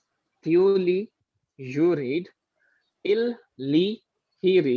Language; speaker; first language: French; non-native, learner; Hindi